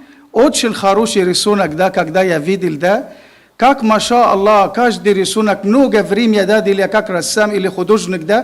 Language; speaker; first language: Russian; non-native, learner; Arabic